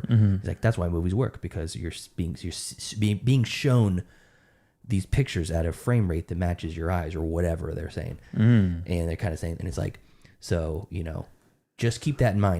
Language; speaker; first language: English; native; English